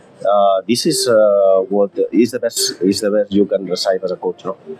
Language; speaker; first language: English; non-native, fluent; Spanish